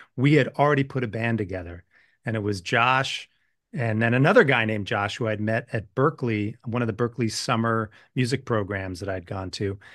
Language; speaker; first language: English; native; English